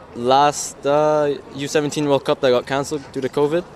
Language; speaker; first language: English; native; English